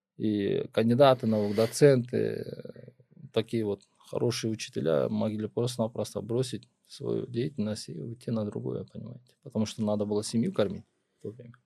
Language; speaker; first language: Russian; non-native, local second language; Kyrgyz